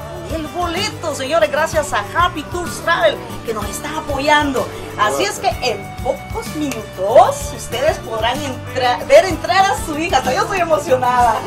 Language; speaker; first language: Spanish; native; Spanish